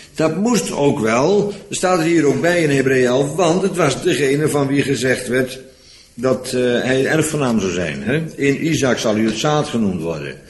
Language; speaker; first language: Dutch; native; Dutch